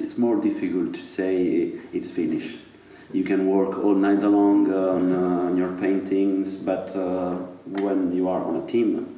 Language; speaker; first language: English; non-native, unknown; Italian